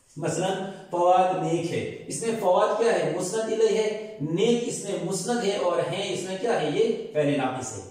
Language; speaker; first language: Urdu; non-native, local second language; Pashto